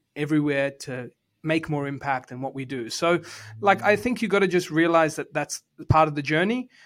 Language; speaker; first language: English; native; English